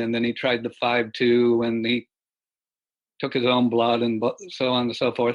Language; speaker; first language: English; native; English